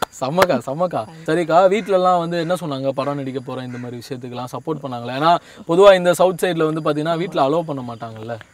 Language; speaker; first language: Tamil; native; Tamil